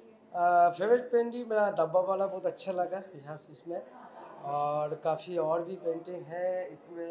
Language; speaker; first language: Hindi; non-native, local second language; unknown